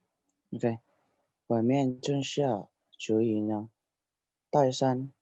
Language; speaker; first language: Chinese; non-native, learner; Indonesian